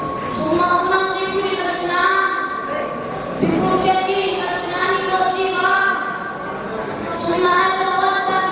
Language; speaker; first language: Arabic; non-native, learner; Urdu